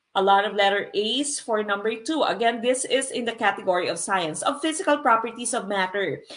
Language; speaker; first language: English; non-native, local second language; Filipino